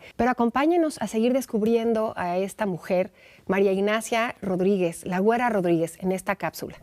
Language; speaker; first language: Spanish; native; Spanish